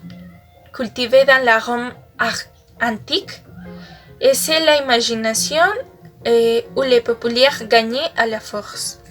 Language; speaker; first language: French; non-native, learner; Spanish